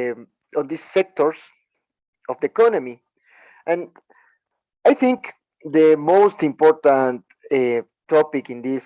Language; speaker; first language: English; non-native, learner; Spanish